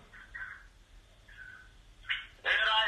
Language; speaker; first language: Arabic; native; Arabic